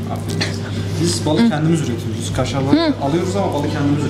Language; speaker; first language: Turkish; native; Turkish